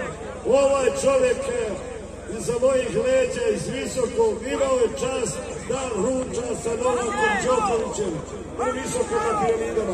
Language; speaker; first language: Bosnian; native; Bosnian